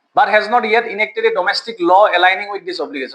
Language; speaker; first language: English; non-native, local second language; Assamese